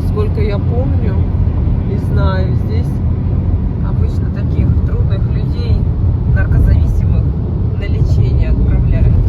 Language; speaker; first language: Russian; native; Russian